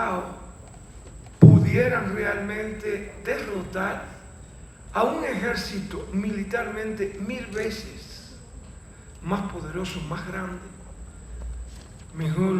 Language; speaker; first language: Spanish; native; Spanish